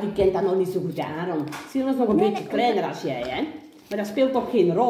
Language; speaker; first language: Dutch; native; Dutch